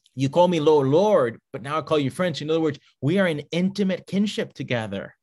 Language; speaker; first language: English; early bilingual, other home language; Spanish